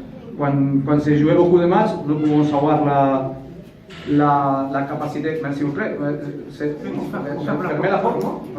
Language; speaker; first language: French; non-native, fluent; Spanish